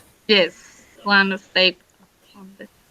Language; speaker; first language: English; non-native, learner; Spanish